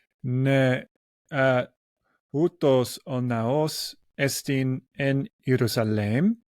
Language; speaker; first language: Greek; non-native, learner; English